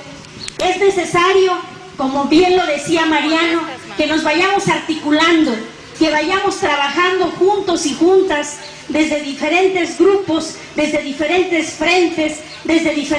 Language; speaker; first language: Spanish; native; Spanish